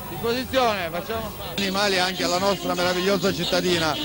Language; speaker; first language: Italian; native; Italian